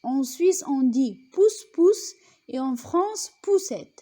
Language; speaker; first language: French; non-native, local second language; Arabic